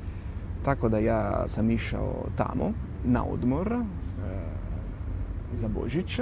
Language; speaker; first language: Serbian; non-native, fluent; Italian